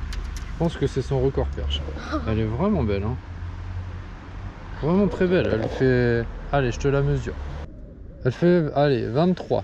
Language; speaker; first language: French; native; French